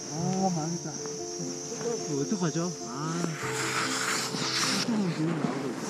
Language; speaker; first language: Korean; native; Korean